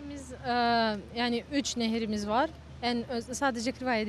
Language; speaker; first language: Turkish; non-native, fluent; Bosnian